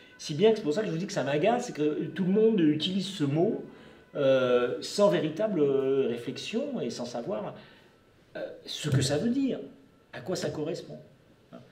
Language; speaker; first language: French; native; French